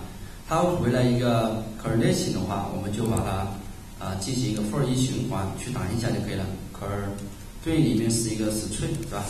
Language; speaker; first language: Chinese; native; Chinese